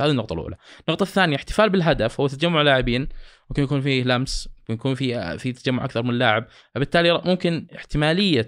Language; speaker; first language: Arabic; native; Arabic